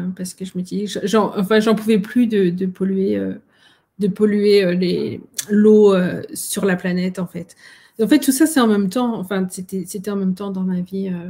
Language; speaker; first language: French; native; French